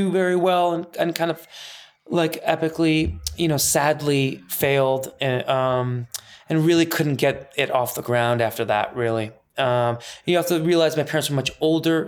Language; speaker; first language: English; early bilingual, other home language; Persian